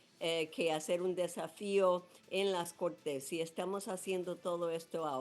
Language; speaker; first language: Spanish; non-native, fluent; English